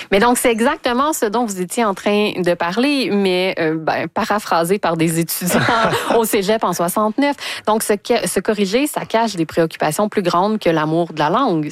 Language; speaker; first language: French; native; French